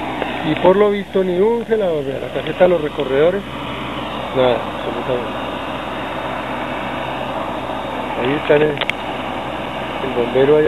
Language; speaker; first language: Spanish; native; Spanish